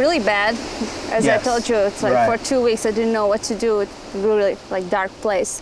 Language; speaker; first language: English; non-native, fluent; Latvian